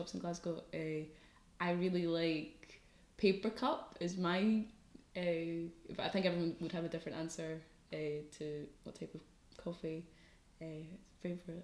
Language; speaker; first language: English; native; English